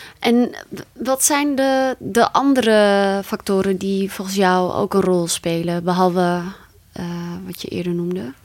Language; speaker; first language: Dutch; early bilingual, other home language; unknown